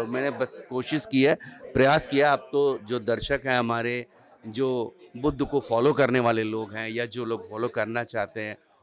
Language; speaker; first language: Hindi; native; Hindi